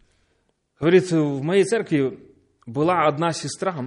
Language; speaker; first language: Polish; non-native, learner; Russian